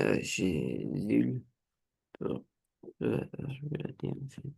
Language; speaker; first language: French; non-native, learner; Romanian